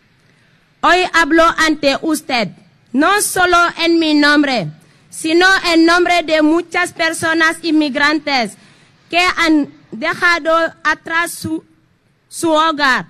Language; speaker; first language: Spanish; non-native, fluent; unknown